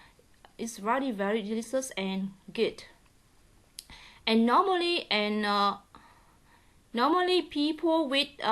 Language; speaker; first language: English; non-native, learner; Vietnamese